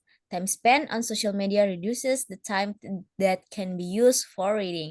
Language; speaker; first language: English; non-native, fluent; Indonesian